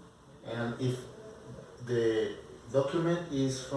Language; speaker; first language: English; non-native, learner; Spanish